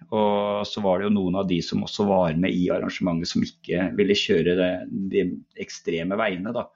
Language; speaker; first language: Norwegian; native; Norwegian